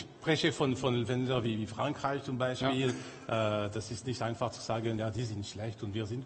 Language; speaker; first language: German; non-native, local second language; French